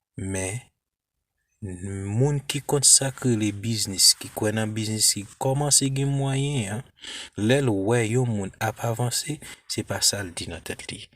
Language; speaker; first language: Haitian Creole; native; Haitian Creole